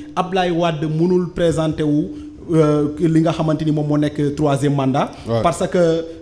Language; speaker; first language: Wolof; non-native, local second language; Fula